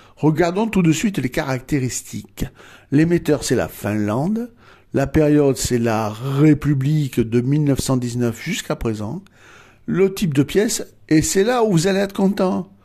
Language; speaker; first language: French; native; French